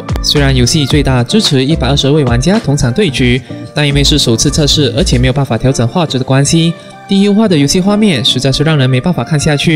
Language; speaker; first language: Chinese; native; Chinese